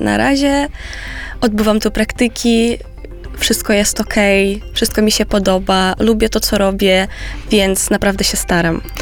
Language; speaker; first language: Polish; non-native, fluent; Romanian